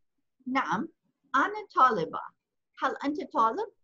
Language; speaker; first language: Arabic; non-native, fluent; English